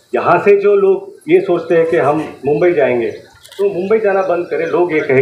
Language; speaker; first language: Hindi; non-native, local second language; Marathi